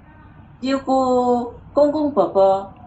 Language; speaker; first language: Cantonese; non-native, learner; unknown